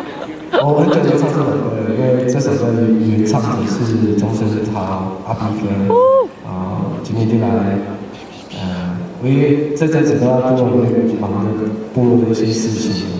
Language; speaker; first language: Chinese; non-native, local second language; Amis